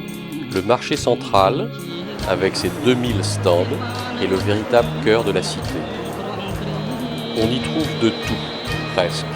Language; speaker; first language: French; native; French